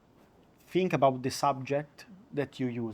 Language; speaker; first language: English; non-native, learner; Italian